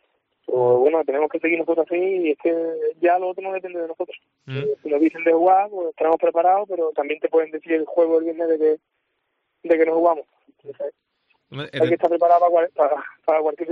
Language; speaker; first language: Spanish; native; Spanish